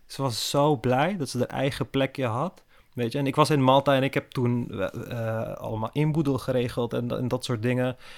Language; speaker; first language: Dutch; early bilingual, other home language; Turkish